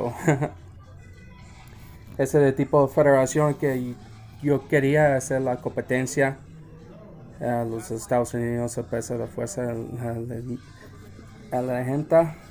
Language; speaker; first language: Spanish; early bilingual, heritage; English